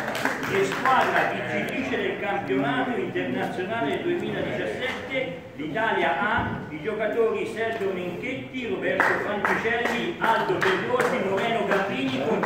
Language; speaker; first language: Italian; native; Italian